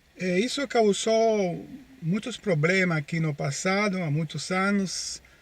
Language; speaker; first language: Portuguese; non-native, fluent; Italian